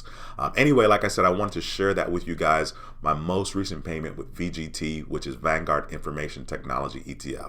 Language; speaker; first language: English; native; English